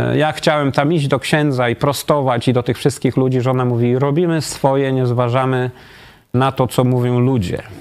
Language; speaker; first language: Polish; native; Polish